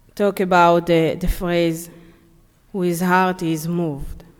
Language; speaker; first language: English; non-native, learner; Hebrew